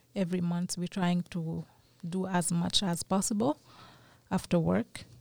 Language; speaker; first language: English; non-native, fluent; French